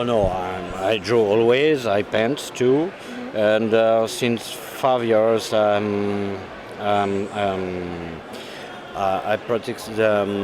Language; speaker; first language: English; non-native, fluent; French